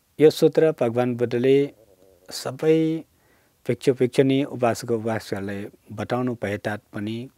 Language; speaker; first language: Nepali; non-native, local second language; Newari